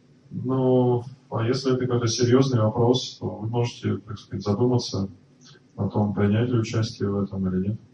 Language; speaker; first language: Russian; native; Russian